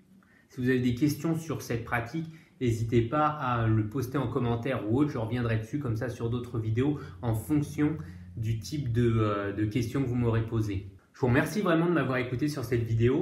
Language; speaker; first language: French; native; French